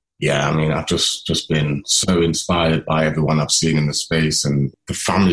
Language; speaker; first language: English; native; English